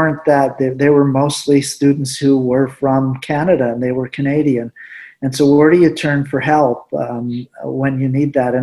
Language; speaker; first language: English; early bilingual, other home language; Spanish